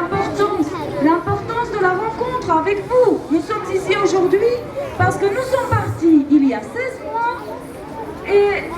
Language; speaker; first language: French; non-native, fluent; Romanian